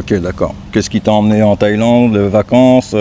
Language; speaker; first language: French; native; French